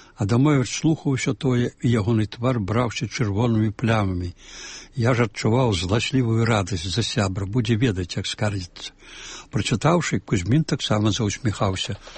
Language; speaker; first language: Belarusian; native; Belarusian